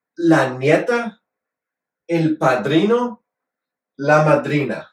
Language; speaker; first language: Spanish; non-native, fluent; English